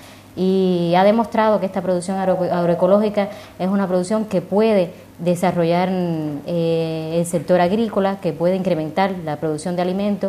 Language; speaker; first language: Spanish; native; Spanish